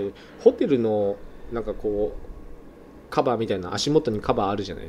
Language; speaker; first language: Japanese; native; Japanese